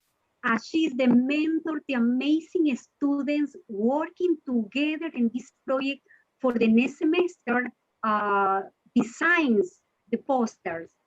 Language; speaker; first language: English; non-native, learner; Spanish